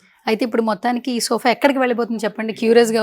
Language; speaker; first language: Telugu; native; Telugu